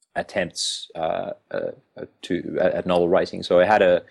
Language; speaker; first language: English; non-native, fluent; Finnish